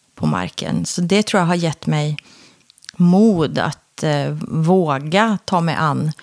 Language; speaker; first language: Swedish; early bilingual, other home language; Korean